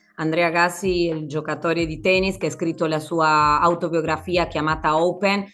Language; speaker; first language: Italian; non-native, fluent; Spanish